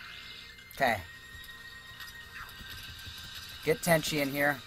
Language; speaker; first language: English; native; English